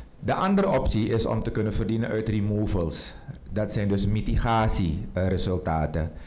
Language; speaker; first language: Dutch; native; Dutch